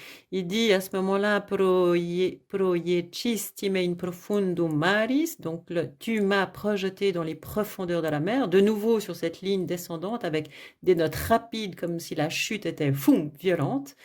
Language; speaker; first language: French; native; French